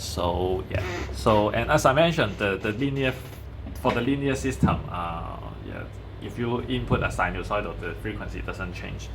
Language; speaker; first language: English; non-native, fluent; Chinese